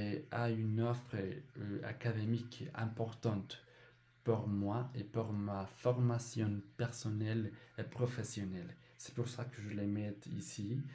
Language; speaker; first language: French; non-native, learner; Spanish